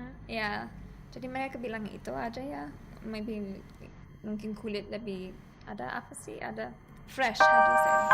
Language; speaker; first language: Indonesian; non-native, learner; English